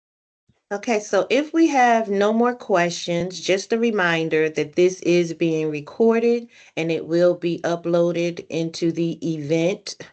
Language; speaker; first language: English; native; English